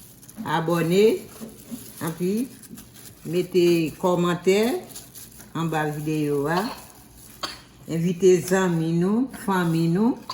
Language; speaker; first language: French; non-native, learner; Haitian Creole